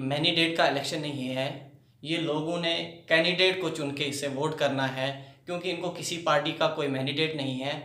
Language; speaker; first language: Hindi; non-native, local second language; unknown